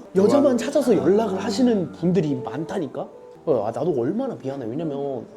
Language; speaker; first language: Korean; native; Korean